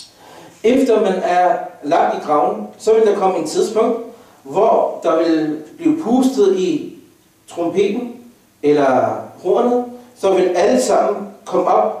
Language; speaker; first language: Danish; non-native, fluent; Arabic